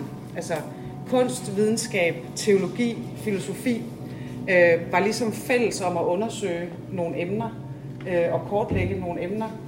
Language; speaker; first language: Danish; native; Danish